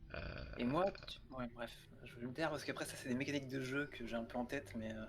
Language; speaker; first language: French; native; French